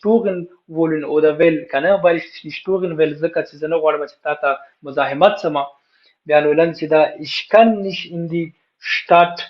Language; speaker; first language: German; non-native, fluent; Pashto